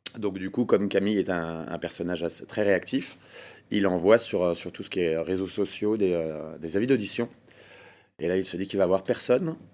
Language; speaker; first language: French; native; French